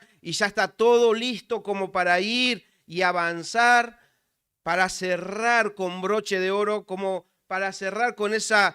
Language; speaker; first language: Spanish; native; Spanish